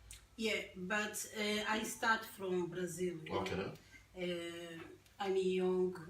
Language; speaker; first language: English; non-native, learner; Portuguese